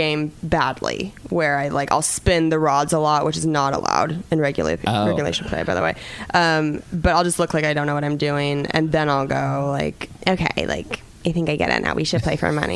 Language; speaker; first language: English; native; English